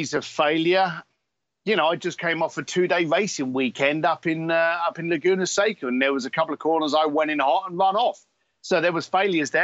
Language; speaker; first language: English; native; English